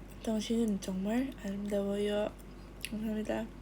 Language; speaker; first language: Korean; non-native, learner; Indonesian